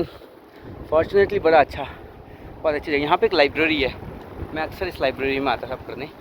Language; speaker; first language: Hindi; native; Hindi